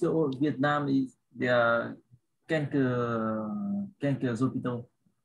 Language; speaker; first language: French; non-native, learner; Vietnamese